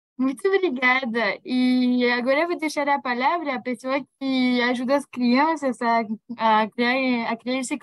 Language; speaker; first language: Portuguese; non-native, fluent; French